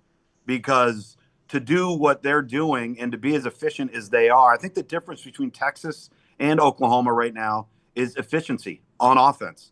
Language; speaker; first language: English; native; English